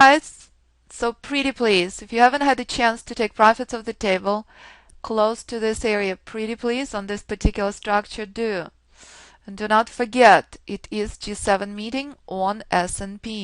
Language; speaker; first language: English; non-native, fluent; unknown